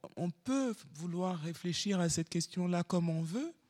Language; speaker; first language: French; native; French